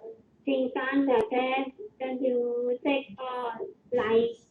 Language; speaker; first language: Chinese; non-native, learner; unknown